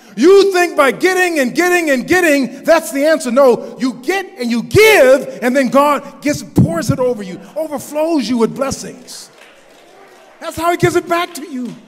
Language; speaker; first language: English; native; English